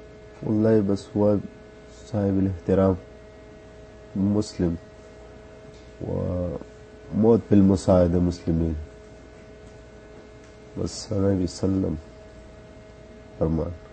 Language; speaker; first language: Arabic; non-native, learner; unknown